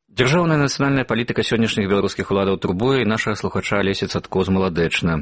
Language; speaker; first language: Belarusian; native; Belarusian